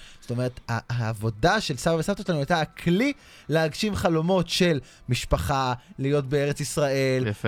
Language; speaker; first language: Hebrew; native; Hebrew